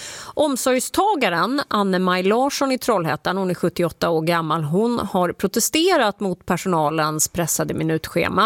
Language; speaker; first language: Swedish; native; Swedish